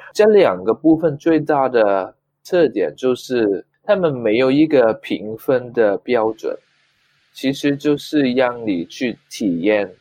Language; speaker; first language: Chinese; non-native, local second language; Cantonese